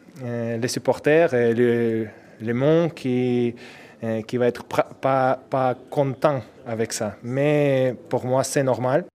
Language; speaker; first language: French; non-native, learner; Russian